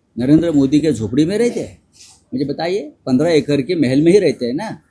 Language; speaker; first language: Hindi; non-native, local second language; Marathi